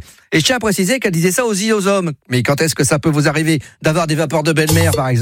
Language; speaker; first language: French; native; French